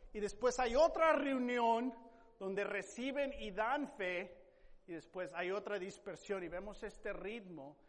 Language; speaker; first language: Spanish; non-native, fluent; English